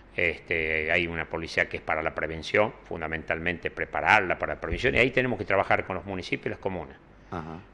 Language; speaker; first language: Spanish; native; Spanish